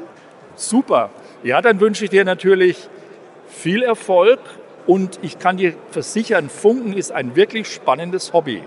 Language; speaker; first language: German; native; German